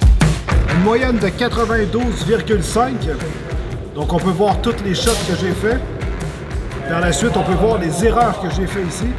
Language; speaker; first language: French; native; French